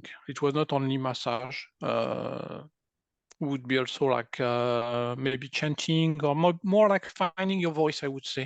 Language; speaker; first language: English; non-native, fluent; French